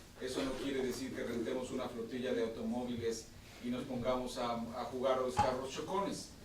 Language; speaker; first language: Spanish; native; Spanish